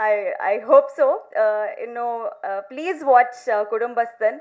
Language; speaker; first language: Tamil; non-native, learner; Telugu